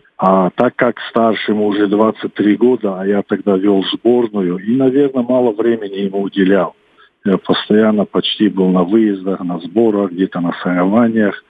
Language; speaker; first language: Russian; non-native, local second language; Ossetic